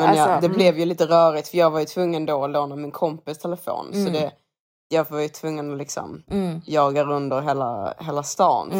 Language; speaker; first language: Swedish; native; Swedish